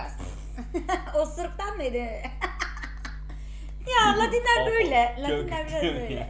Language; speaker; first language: Turkish; native; Turkish